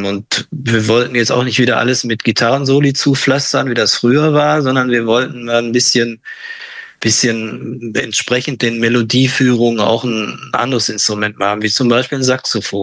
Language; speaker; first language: German; native; German